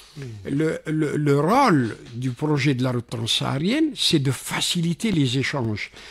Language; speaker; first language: French; non-native, local second language; Arabic